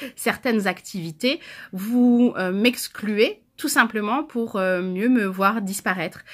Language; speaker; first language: French; native; French